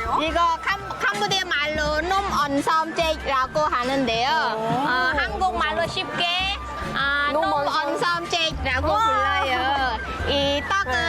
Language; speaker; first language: Korean; non-native, fluent; Khmer